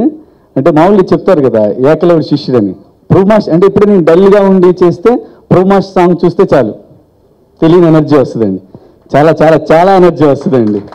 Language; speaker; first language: Telugu; native; Telugu